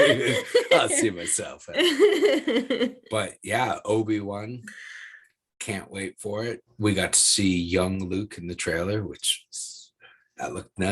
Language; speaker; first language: English; native; English